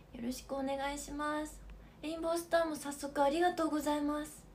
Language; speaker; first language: Japanese; native; Japanese